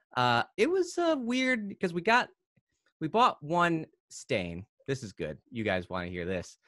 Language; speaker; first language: English; native; English